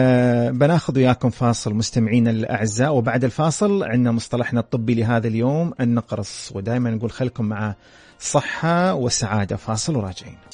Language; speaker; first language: Arabic; native; Arabic